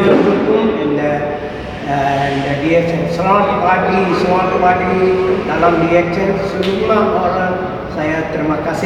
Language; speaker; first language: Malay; non-native, local second language; Tamil